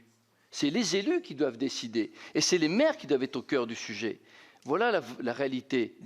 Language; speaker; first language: French; native; French